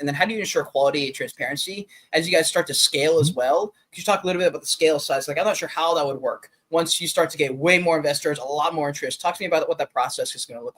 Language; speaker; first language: English; native; English